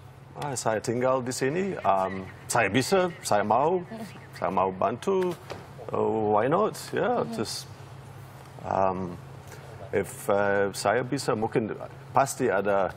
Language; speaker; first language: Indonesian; non-native, learner; English